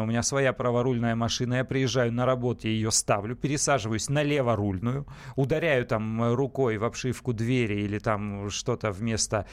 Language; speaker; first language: Russian; native; Russian